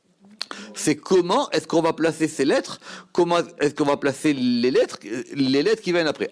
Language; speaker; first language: French; native; French